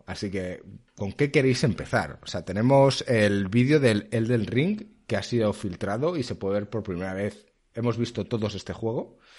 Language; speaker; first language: Spanish; native; Spanish